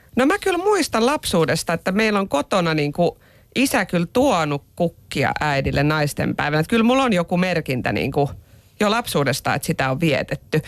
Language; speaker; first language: Finnish; native; Finnish